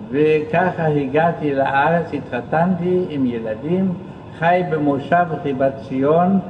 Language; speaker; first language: Hebrew; non-native, fluent; German